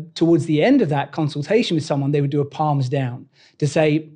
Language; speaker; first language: English; native; English